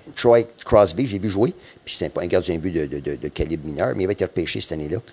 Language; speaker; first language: French; non-native, local second language; English